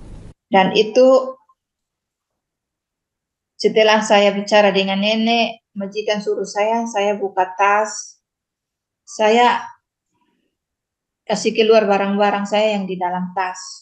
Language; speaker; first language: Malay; non-native, local second language; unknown